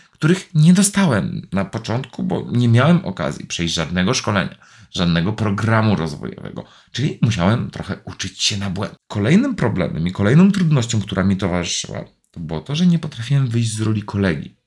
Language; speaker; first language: Polish; native; Polish